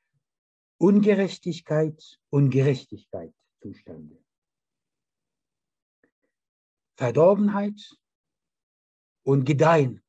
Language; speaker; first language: German; non-native, fluent; Persian